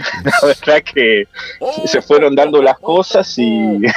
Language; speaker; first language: Spanish; native; Spanish